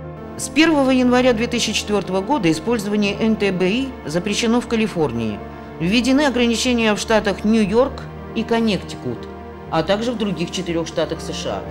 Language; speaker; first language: Russian; native; Russian